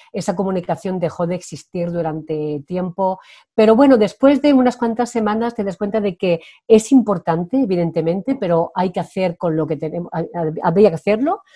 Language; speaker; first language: Spanish; native; Spanish